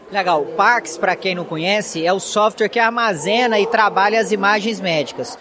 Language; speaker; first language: Portuguese; native; Portuguese